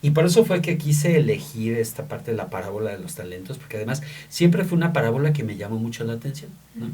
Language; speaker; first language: Spanish; native; Spanish